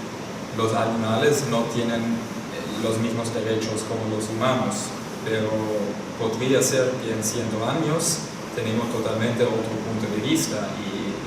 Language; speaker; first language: Spanish; non-native, fluent; German